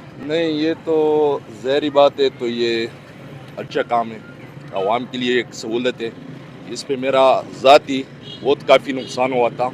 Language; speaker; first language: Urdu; non-native, local second language; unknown